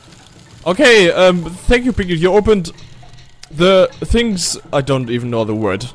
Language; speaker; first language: English; non-native, fluent; German